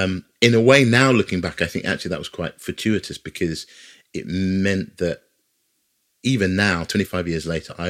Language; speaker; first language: English; native; English